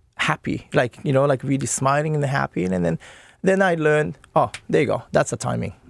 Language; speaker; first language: English; non-native, fluent; Japanese